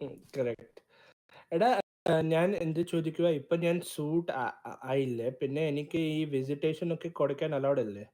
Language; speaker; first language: Malayalam; early bilingual, heritage; Malayalam